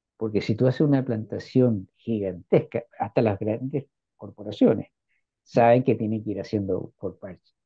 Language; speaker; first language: Spanish; native; Spanish